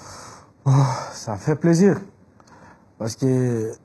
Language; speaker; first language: French; non-native, learner; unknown